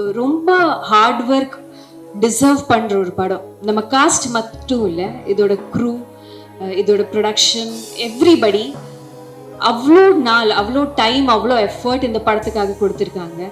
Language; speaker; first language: Tamil; non-native, fluent; Malayalam